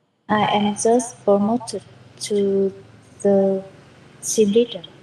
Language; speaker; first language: English; non-native, learner; Vietnamese